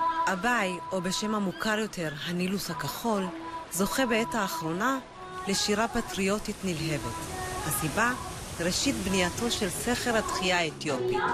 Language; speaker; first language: Hebrew; native; Hebrew